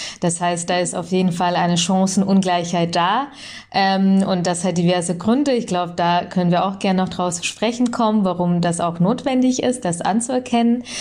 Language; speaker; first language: German; early bilingual, other home language; Russian